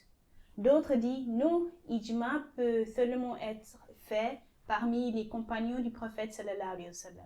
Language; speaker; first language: French; non-native, fluent; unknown